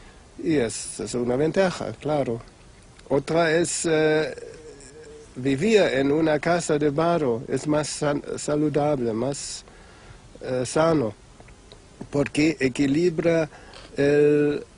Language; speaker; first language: Spanish; non-native, fluent; German